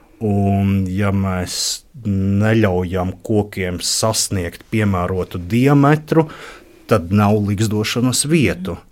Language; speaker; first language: Latvian; native; Latvian